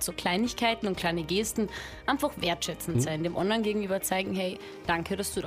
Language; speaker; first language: German; native; German